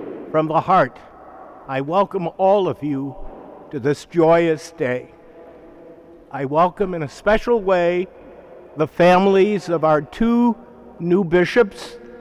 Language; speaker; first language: English; native; English